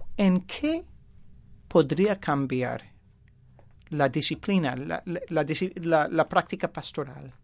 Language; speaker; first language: Spanish; non-native, fluent; English